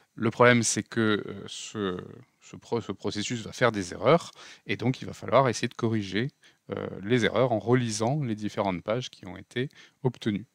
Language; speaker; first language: French; native; French